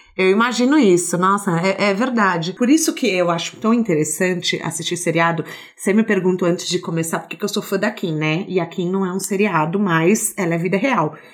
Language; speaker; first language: Portuguese; native; Portuguese